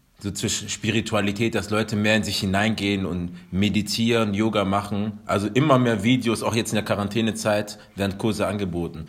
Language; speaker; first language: German; native; German